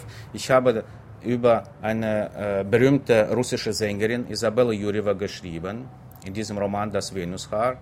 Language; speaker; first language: German; non-native, fluent; Russian